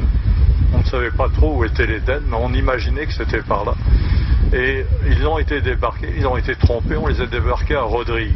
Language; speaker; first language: French; native; French